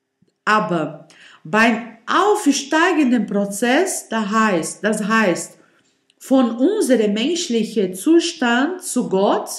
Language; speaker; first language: German; non-native, learner; Portuguese